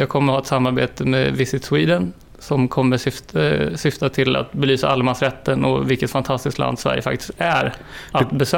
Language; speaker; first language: Swedish; native; Swedish